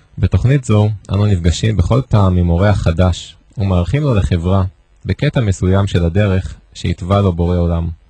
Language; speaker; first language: Hebrew; native; Hebrew